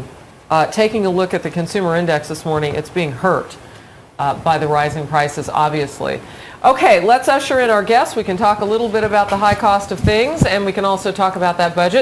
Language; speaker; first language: English; native; English